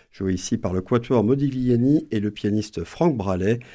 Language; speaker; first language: French; native; French